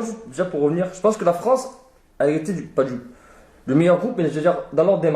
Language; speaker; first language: French; native; French